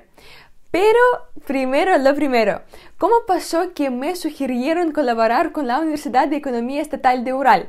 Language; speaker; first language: Spanish; non-native, fluent; Russian